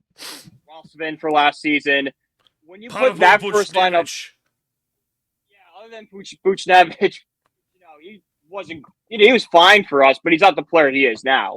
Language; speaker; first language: English; native; English